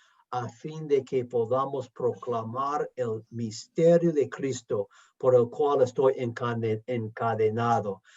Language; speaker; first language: Spanish; non-native, fluent; English